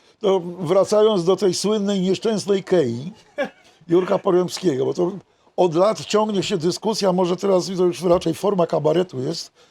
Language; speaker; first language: Polish; native; Polish